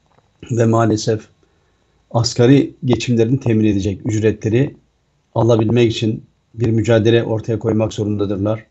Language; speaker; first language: Turkish; native; Turkish